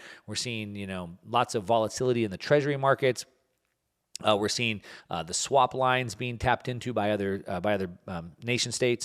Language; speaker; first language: English; native; English